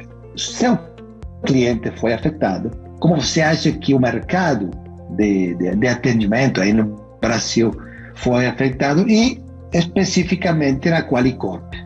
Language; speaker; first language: Portuguese; non-native, fluent; Spanish